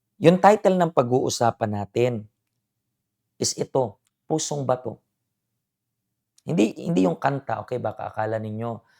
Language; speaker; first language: Filipino; native; Filipino